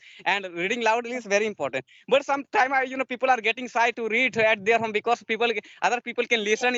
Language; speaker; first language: English; non-native, learner; Santali